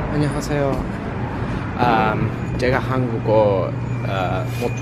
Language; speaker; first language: Korean; non-native, learner; English